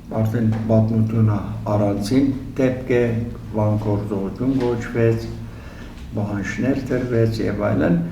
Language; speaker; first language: Armenian; early bilingual, heritage; Armenian